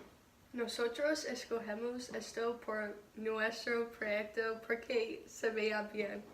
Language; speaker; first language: Spanish; non-native, learner; English